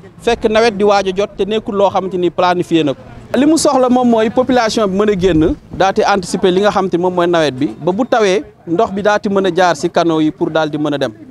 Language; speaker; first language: Wolof; native; Wolof